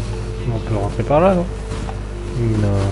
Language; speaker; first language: French; native; French